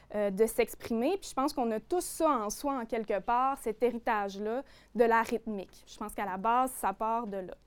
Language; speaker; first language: French; native; French